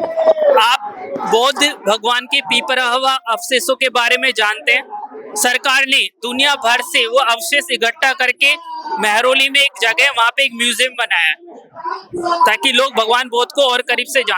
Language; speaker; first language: Hindi; native; Hindi